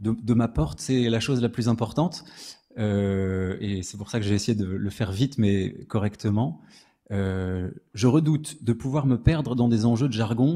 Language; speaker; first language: French; native; French